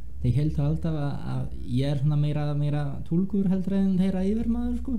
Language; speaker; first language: Icelandic; early bilingual, other home language; Polish